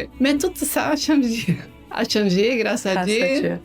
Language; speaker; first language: French; non-native, learner; Portuguese